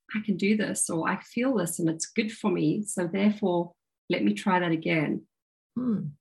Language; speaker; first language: English; native; English